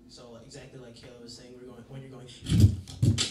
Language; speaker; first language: English; native; English